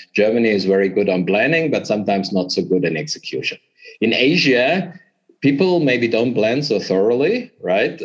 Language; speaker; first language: English; non-native, fluent; German